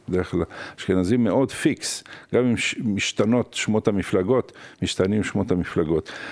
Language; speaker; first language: Hebrew; early bilingual, other home language; Arabic